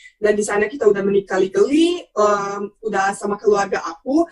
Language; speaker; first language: Indonesian; non-native, fluent; Bosnian